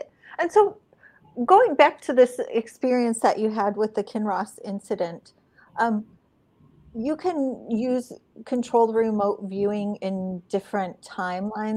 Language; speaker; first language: English; native; English